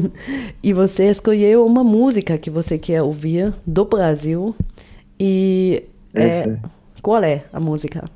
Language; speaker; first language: Portuguese; non-native, fluent; German